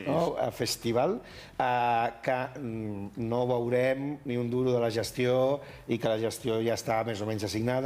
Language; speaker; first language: Catalan; native; Catalan